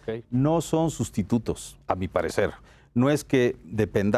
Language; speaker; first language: Spanish; native; Spanish